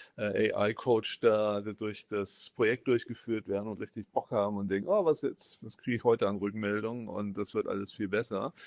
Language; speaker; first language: German; native; German